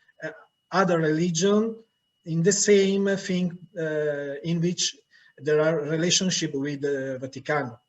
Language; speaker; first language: English; non-native, learner; Italian